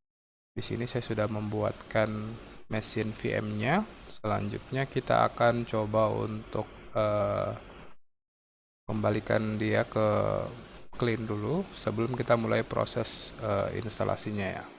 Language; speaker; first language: Indonesian; native; Indonesian